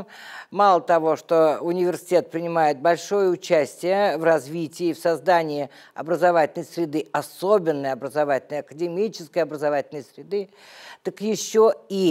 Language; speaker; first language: Russian; native; Russian